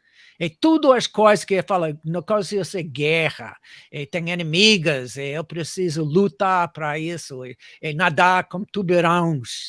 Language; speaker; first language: Portuguese; non-native, fluent; English